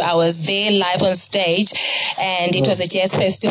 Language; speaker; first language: English; non-native, local second language; Zulu